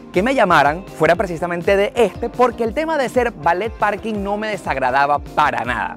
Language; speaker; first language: Spanish; native; Spanish